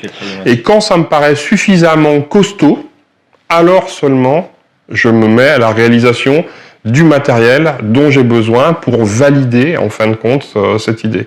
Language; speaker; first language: French; native; French